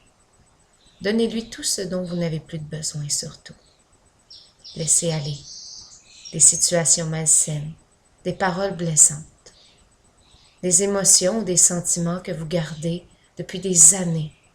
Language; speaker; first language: French; native; French